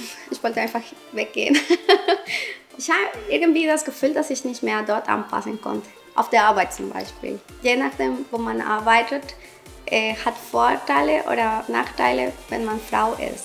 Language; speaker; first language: German; non-native, fluent; Spanish